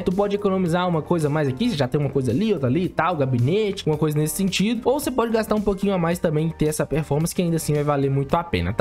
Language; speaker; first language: Portuguese; native; Portuguese